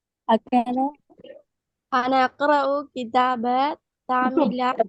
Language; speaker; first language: Arabic; non-native, learner; Tamil